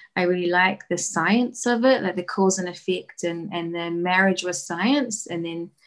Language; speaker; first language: English; native; English